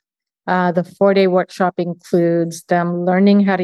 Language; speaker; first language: English; early bilingual, other home language; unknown